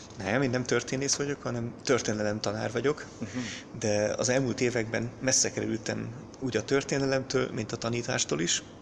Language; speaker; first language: Hungarian; early bilingual, heritage; German